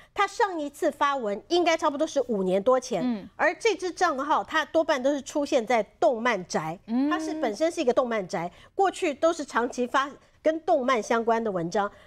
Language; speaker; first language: Chinese; native; Chinese